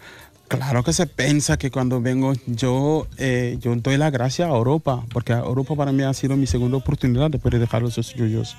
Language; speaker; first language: Spanish; non-native, fluent; Wolof